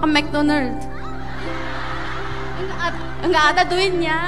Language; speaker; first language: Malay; non-native, fluent; Korean